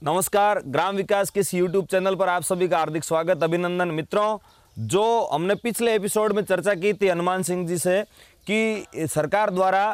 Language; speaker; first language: Hindi; native; Hindi